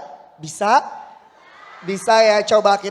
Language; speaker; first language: Indonesian; native; Indonesian